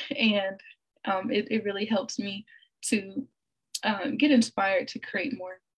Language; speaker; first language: English; native; English